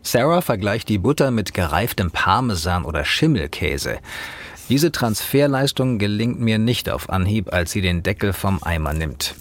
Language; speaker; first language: German; native; German